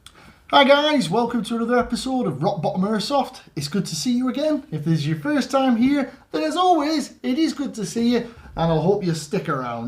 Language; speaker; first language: English; native; English